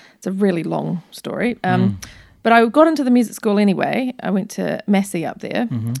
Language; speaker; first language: English; native; English